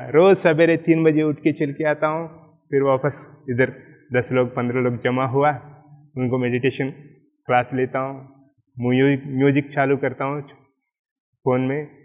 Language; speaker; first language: Hindi; non-native, local second language; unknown